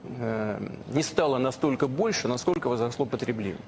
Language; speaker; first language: Russian; native; Russian